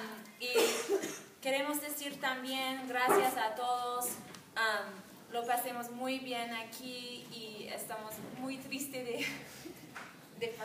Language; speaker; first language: Spanish; non-native, learner; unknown